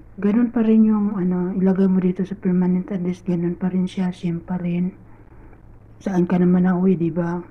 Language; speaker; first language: Filipino; non-native, local second language; Cebuano